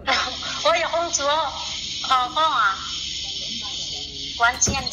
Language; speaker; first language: Chinese; non-native, learner; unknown